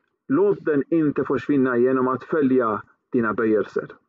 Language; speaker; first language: Swedish; early bilingual, other home language; Arabic